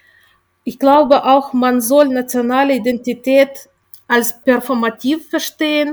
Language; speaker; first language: German; non-native, fluent; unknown